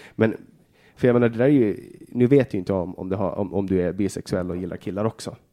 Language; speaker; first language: Swedish; native; Swedish